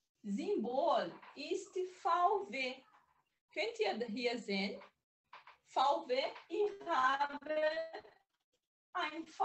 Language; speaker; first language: German; non-native, learner; Portuguese